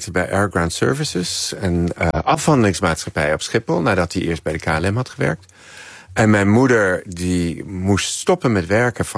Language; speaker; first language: Dutch; native; Dutch